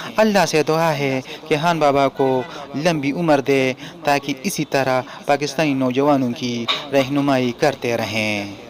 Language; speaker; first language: Urdu; non-native, local second language; Pashto